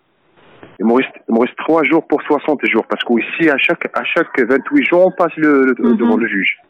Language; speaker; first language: French; non-native, learner; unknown